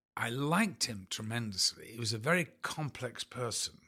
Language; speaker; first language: English; native; English